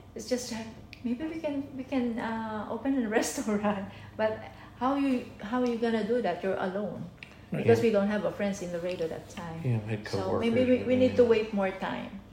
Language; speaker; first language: English; non-native, local second language; Filipino